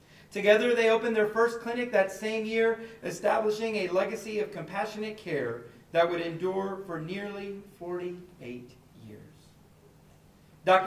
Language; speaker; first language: English; native; English